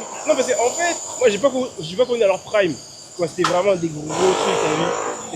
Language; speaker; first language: French; native; French